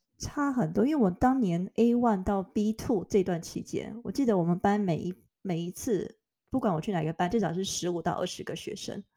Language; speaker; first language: Chinese; native; Chinese